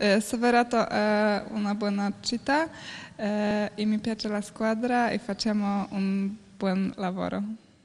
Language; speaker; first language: Italian; non-native, learner; Polish